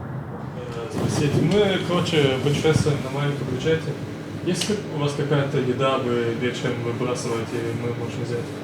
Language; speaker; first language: Russian; non-native, fluent; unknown